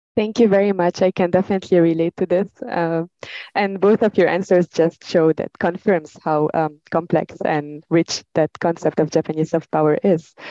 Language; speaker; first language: English; non-native, fluent; Arabic